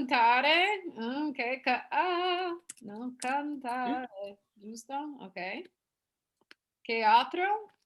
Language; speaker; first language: Italian; non-native, fluent; English